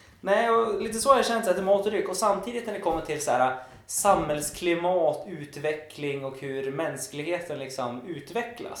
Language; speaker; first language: Swedish; native; Swedish